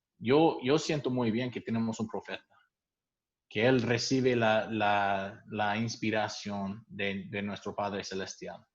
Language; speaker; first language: Spanish; non-native, fluent; English